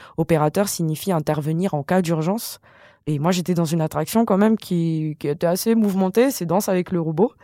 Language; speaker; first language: French; non-native, local second language; Malagasy